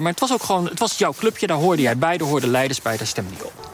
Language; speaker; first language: Dutch; native; Dutch